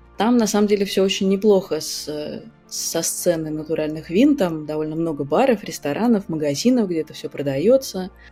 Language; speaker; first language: Russian; native; Russian